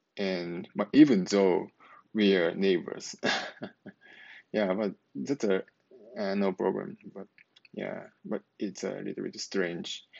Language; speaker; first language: English; non-native, learner; Japanese